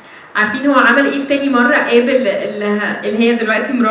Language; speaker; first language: Arabic; native; Arabic